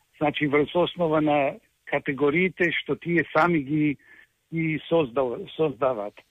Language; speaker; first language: Macedonian; early bilingual, heritage; Macedonian